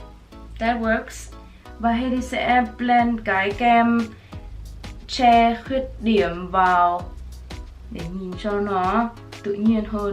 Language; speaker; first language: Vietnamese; early bilingual, heritage; Vietnamese